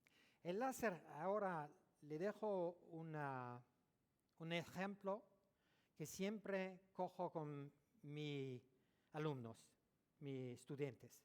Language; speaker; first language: Spanish; non-native, learner; French